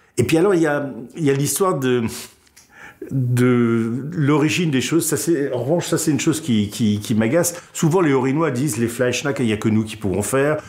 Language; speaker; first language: French; native; French